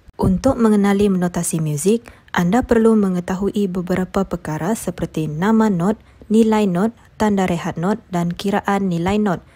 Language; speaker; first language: Malay; non-native, local second language; Iban